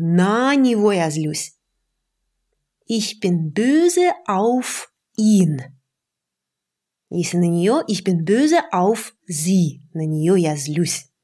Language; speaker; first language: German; non-native, fluent; Russian